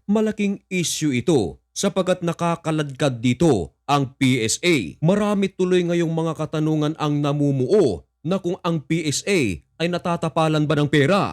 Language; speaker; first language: Filipino; native; Filipino